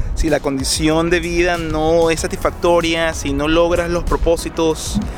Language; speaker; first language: Spanish; native; Spanish